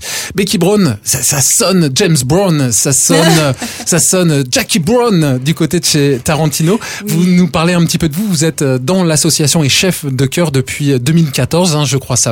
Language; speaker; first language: French; native; French